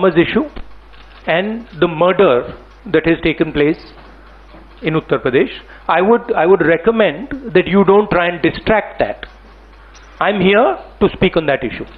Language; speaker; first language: English; non-native, local second language; Hindi